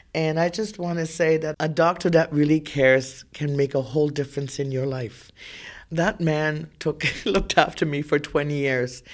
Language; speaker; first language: English; native; English